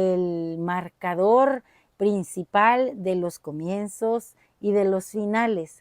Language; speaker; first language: Spanish; native; Spanish